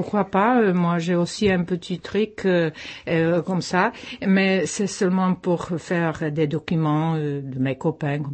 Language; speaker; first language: French; non-native, fluent; Czech